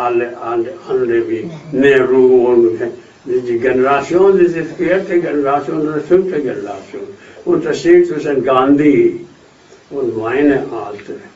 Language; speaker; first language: German; non-native, fluent; Hindi